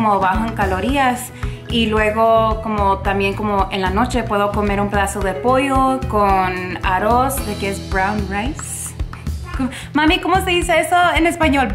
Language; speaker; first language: Spanish; early bilingual, heritage; Spanish